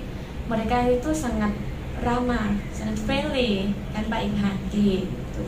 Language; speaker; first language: Indonesian; non-native, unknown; Thai